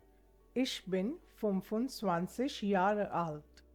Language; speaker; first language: German; non-native, fluent; Hindi